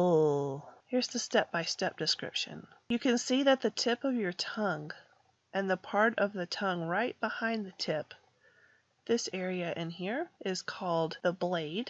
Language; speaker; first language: English; native; English